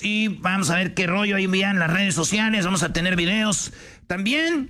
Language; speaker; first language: Spanish; native; Spanish